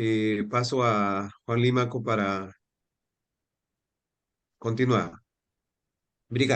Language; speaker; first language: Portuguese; non-native, learner; Spanish